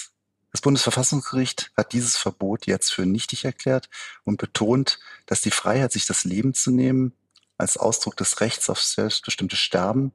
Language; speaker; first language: German; native; German